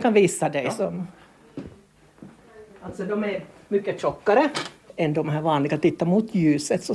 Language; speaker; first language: Swedish; non-native, local second language; Finnish